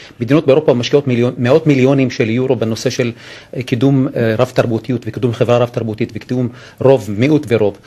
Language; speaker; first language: Hebrew; non-native, local second language; Arabic